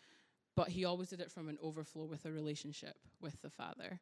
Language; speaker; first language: English; native; English